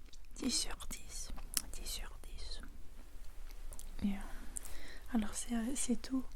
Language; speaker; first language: French; non-native, fluent; English